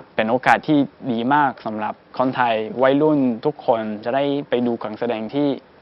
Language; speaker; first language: Thai; non-native, fluent; English